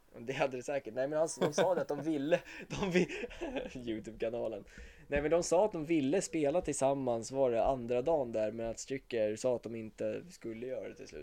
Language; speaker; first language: Swedish; native; Swedish